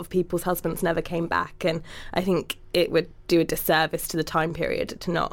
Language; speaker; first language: English; native; English